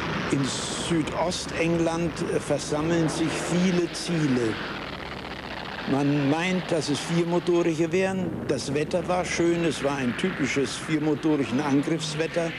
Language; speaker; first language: German; native; German